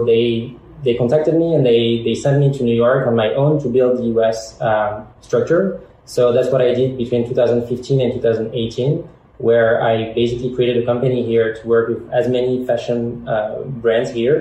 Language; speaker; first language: English; non-native, fluent; French